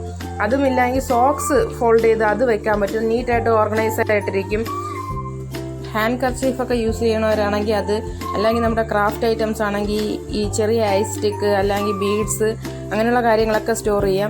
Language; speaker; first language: Malayalam; native; Malayalam